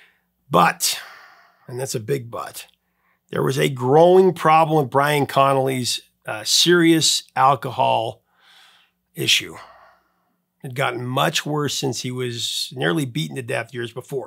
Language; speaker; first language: English; native; English